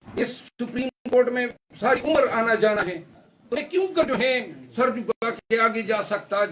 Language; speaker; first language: Urdu; non-native, local second language; Pashto